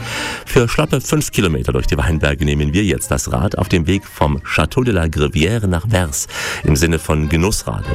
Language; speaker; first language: German; native; German